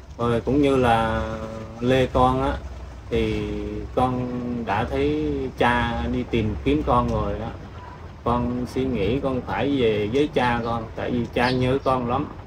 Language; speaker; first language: Vietnamese; non-native, local second language; Khmer